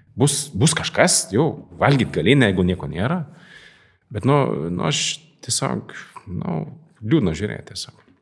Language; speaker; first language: Lithuanian; non-native, fluent; Swedish